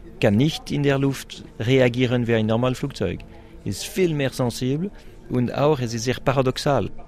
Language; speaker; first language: German; non-native, local second language; French